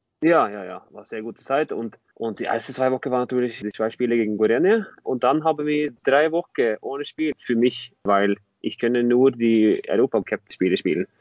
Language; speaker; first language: German; non-native, fluent; Norwegian